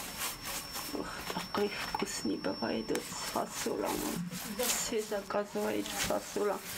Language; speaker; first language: Russian; non-native, local second language; Ossetic